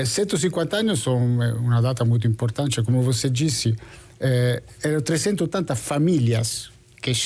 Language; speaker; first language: Portuguese; non-native, fluent; Italian